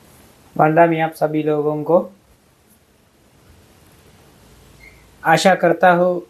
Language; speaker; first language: Hindi; non-native, fluent; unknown